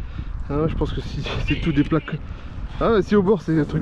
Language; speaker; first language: French; native; French